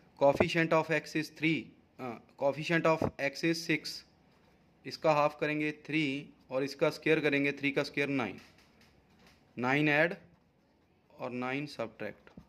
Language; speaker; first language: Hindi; non-native, local second language; Punjabi